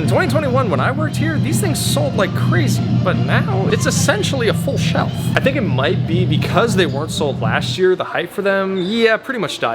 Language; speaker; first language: English; native; English